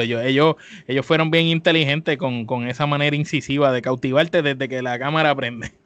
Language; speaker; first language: Spanish; native; Spanish